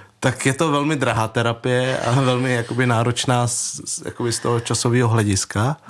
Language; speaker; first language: Czech; early bilingual, other home language; Vietnamese